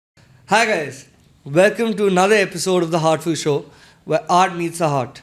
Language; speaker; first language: English; non-native, local second language; Hindi